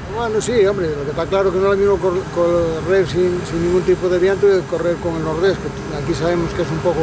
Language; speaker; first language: Spanish; native; Spanish